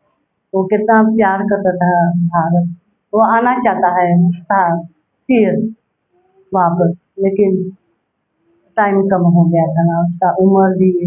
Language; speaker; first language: Hindi; early bilingual, heritage; Hindi